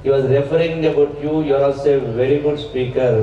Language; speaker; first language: English; non-native, local second language; Telugu